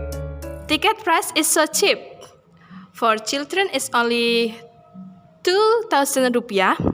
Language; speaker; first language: English; non-native, learner; Indonesian